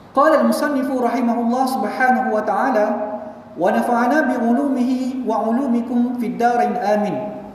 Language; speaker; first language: Malay; native; Malay